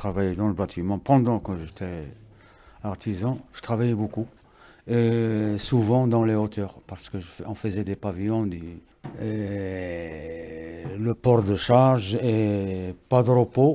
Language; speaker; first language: French; non-native, local second language; Arabic